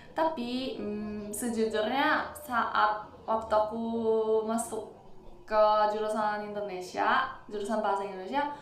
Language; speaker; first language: Indonesian; non-native, fluent; Korean